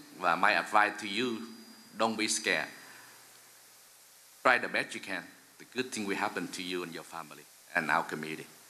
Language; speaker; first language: English; non-native, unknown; Vietnamese